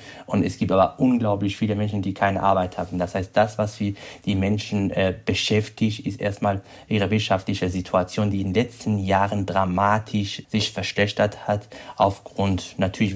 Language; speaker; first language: German; non-native, fluent; Kurdish